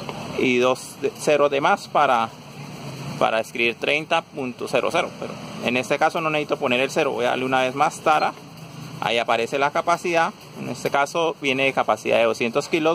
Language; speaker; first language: Spanish; native; Spanish